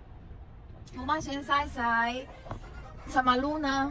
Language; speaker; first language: Chinese; non-native, learner; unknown